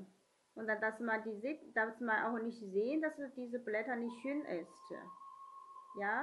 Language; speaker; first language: German; non-native, learner; Chinese